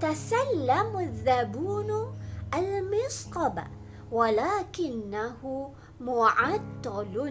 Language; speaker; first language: Arabic; non-native, fluent; Malay